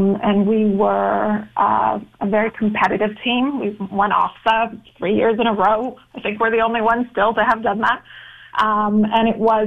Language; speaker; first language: English; native; English